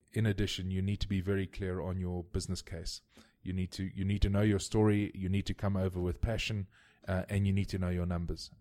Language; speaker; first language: English; native; English